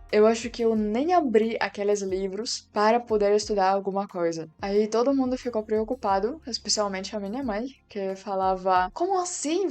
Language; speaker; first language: Portuguese; non-native, fluent; Russian